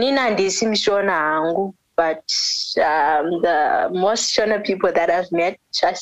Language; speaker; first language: English; non-native, local second language; North Ndebele